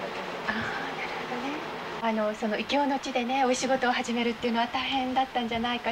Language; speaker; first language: Japanese; native; Japanese